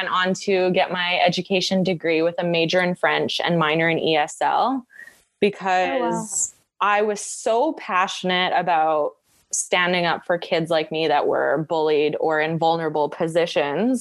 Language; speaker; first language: English; native; English